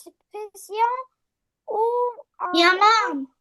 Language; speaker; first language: French; non-native, learner; Arabic